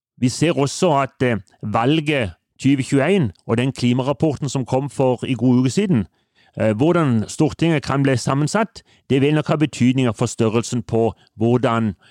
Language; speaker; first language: Norwegian; native; Norwegian